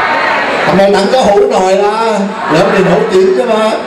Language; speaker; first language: Chinese; early bilingual, heritage; Cantonese